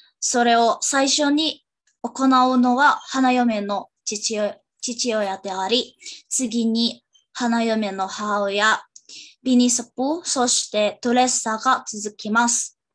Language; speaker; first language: Japanese; non-native, learner; Indonesian